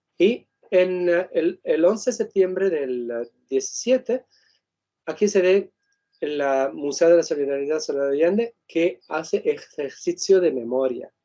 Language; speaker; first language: Spanish; non-native, fluent; Italian